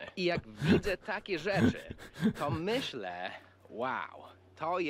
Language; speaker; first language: Polish; non-native, fluent; English